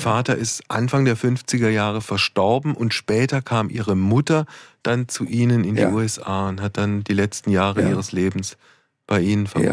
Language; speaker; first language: German; native; German